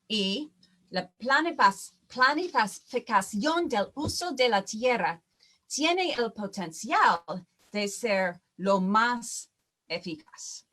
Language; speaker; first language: Spanish; non-native, fluent; English